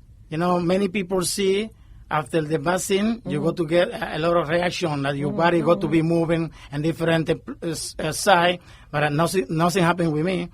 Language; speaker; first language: English; non-native, learner; Spanish